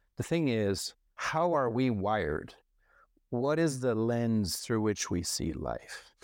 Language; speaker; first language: English; non-native, fluent; French